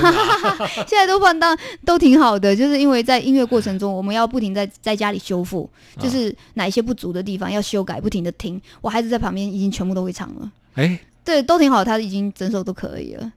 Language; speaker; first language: Chinese; native; Chinese